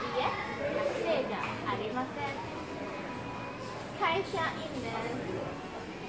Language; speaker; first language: Japanese; non-native, learner; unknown